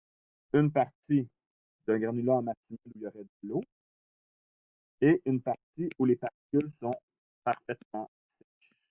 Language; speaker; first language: French; native; French